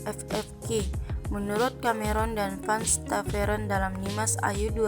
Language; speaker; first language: Indonesian; native; Indonesian